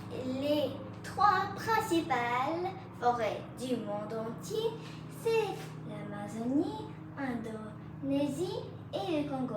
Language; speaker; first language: French; non-native, learner; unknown